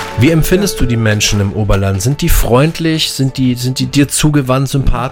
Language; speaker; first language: German; native; German